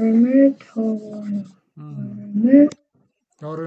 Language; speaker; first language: Korean; non-native, learner; Indonesian